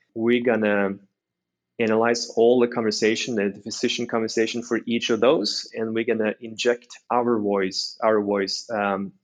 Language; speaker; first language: English; non-native, fluent; Norwegian